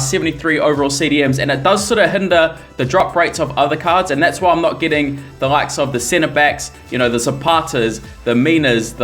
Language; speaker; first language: English; native; English